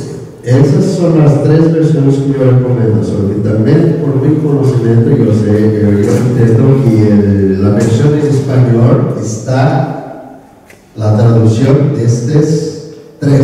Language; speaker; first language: Spanish; non-native, learner; Korean